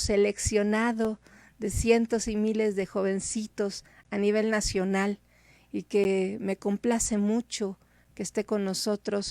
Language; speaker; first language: Spanish; native; Spanish